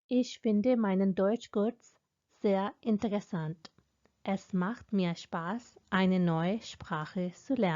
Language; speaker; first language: German; non-native, fluent; Hindi